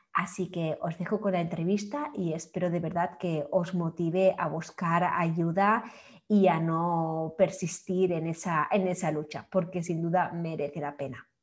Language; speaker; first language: Spanish; native; Spanish